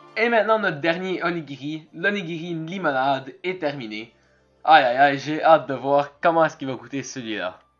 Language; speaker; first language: French; native; French